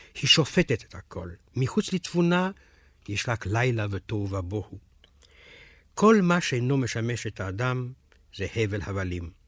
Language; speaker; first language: Hebrew; non-native, fluent; Romanian